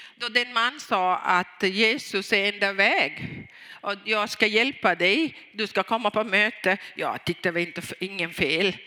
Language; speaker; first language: Swedish; non-native, fluent; Tamil